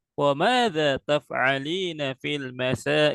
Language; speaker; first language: Arabic; non-native, fluent; Indonesian